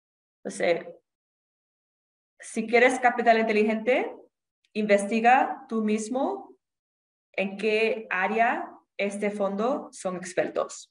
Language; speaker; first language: Spanish; non-native, fluent; English